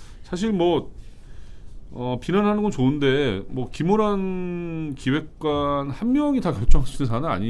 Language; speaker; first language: Korean; native; Korean